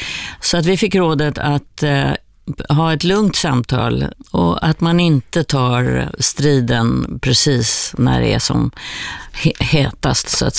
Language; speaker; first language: Swedish; native; Swedish